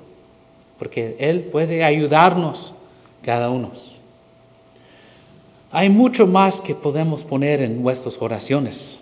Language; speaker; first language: Spanish; non-native, fluent; English